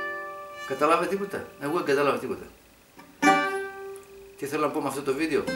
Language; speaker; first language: Greek; native; Greek